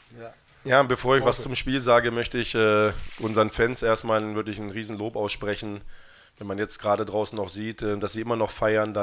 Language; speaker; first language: German; native; German